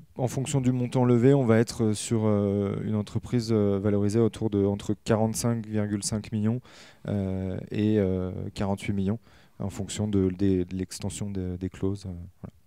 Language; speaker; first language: French; native; French